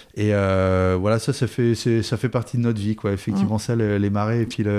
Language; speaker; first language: French; native; French